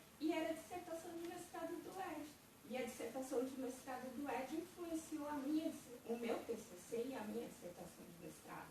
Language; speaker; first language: Portuguese; native; Portuguese